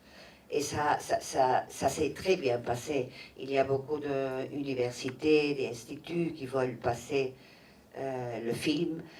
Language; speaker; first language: French; non-native, fluent; Catalan